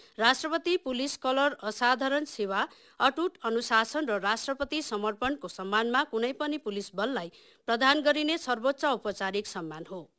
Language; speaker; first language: Nepali; native; Nepali